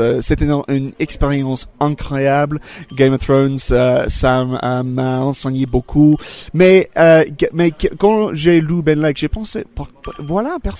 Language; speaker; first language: French; non-native, fluent; English